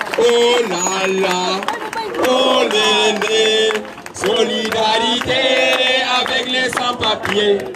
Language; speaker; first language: French; non-native, local second language; Wolof